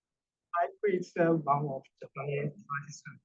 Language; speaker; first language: English; non-native, fluent; Japanese